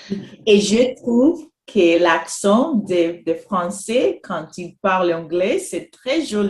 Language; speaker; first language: French; non-native, fluent; Spanish